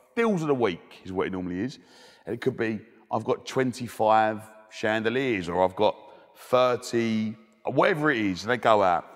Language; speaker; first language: English; native; English